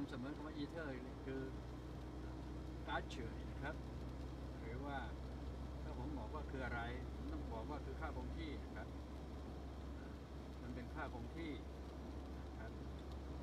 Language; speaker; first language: Thai; native; Thai